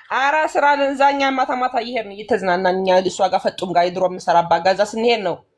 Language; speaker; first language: Amharic; native; Amharic